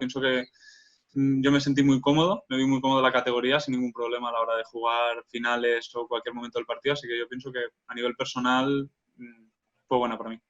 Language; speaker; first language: Spanish; non-native, local second language; Catalan